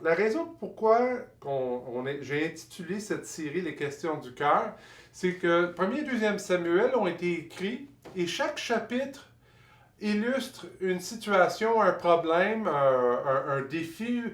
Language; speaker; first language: French; native; French